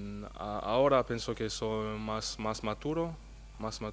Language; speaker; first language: Spanish; non-native, fluent; French